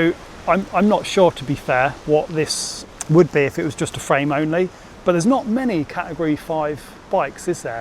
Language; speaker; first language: English; native; English